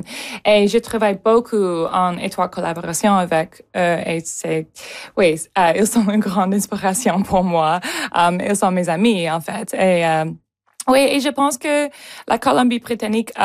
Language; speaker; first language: French; non-native, local second language; English